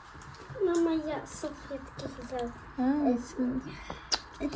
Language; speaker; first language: Russian; early bilingual, other home language; Armenian